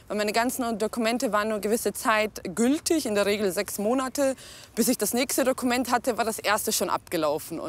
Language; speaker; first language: German; early bilingual, other home language; Bosnian